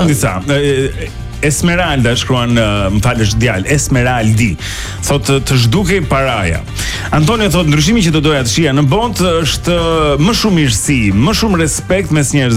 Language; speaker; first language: Albanian; native; Albanian